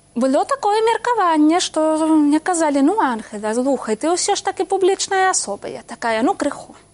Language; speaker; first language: Belarusian; non-native, fluent; Spanish